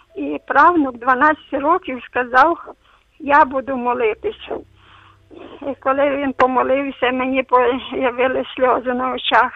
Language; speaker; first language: Ukrainian; native; Ukrainian